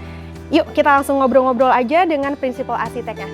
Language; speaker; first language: Indonesian; native; Indonesian